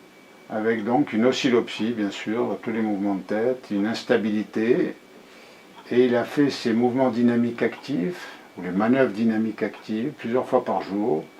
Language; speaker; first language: French; native; French